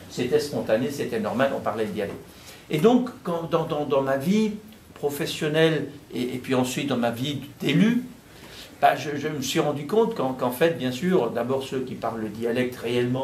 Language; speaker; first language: French; native; French